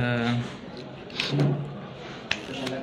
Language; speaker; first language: Arabic; native; Arabic